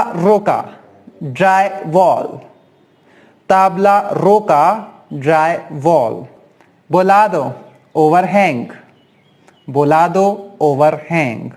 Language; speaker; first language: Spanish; non-native, learner; Hindi